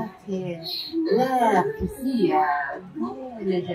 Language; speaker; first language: French; non-native, learner; Spanish